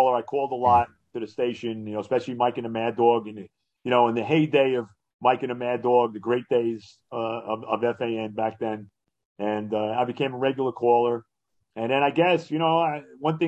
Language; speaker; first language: English; native; English